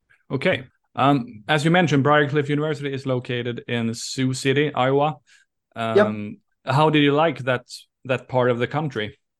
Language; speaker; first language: English; non-native, fluent; Swedish